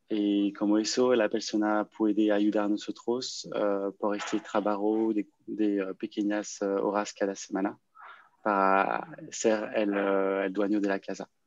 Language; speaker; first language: Spanish; non-native, learner; French